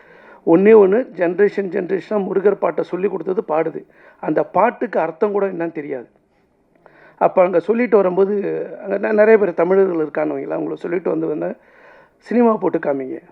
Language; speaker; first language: Tamil; native; Tamil